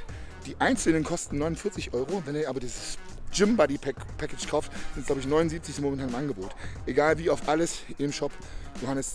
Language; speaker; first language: German; native; German